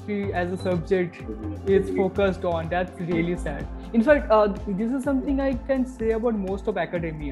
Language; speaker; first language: English; non-native, local second language; Bangla